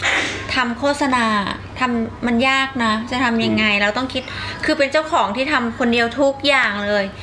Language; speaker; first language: Thai; native; Thai